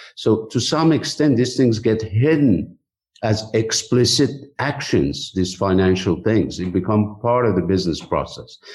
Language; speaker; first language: English; non-native, fluent; Persian